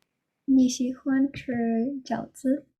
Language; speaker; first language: Chinese; non-native, learner; Norwegian